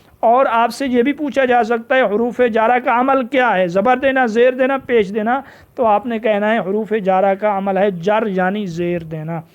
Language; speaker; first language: Urdu; non-native, local second language; Punjabi